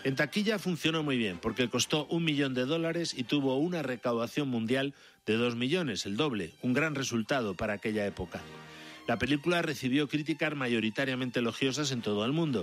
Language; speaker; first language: Spanish; native; Spanish